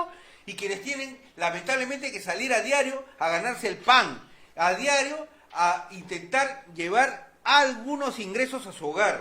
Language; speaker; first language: Spanish; native; Spanish